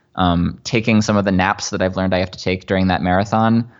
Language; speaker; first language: English; native; English